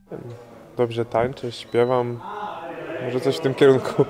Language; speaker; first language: Polish; native; Polish